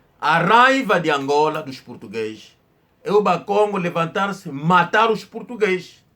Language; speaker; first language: Portuguese; non-native, local second language; Kongo